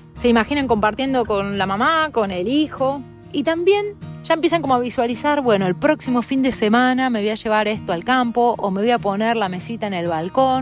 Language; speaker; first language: Spanish; native; Spanish